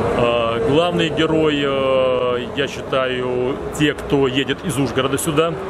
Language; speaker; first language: Russian; native; Russian